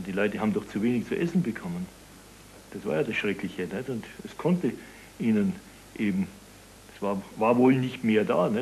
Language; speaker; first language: German; native; German